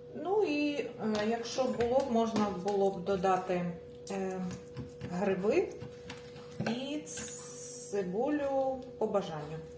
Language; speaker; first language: Ukrainian; native; Ukrainian